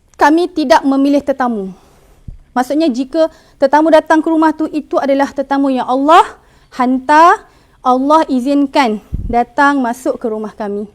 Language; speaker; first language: Malay; native; Malay